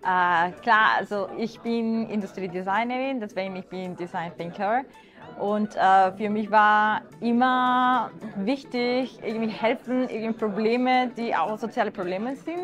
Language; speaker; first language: German; non-native, fluent; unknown